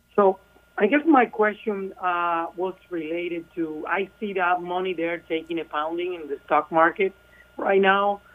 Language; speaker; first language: English; non-native, fluent; Spanish